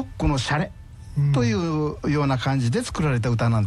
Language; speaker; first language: Japanese; native; Japanese